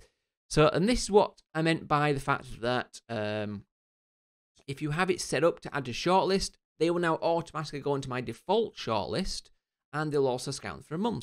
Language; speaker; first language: English; native; English